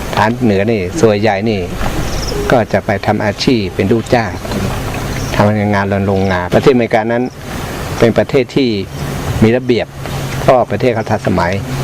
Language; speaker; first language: Thai; non-native, local second language; Hmong